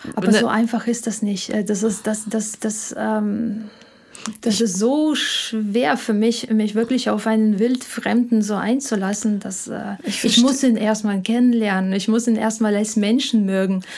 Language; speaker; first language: German; non-native, fluent; Ukrainian